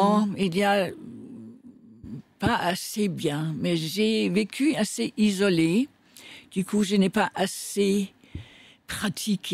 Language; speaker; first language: French; non-native, fluent; Danish